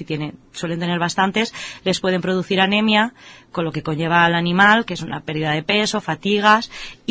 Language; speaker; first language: Spanish; native; Spanish